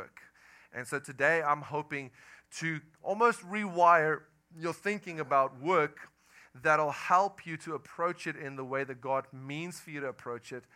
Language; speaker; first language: English; non-native, local second language; Afrikaans